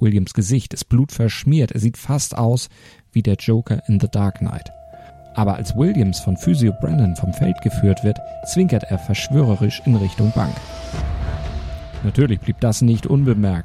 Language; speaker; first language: German; native; German